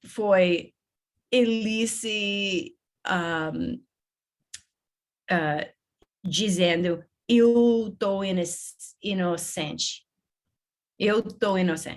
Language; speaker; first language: Portuguese; non-native, learner; English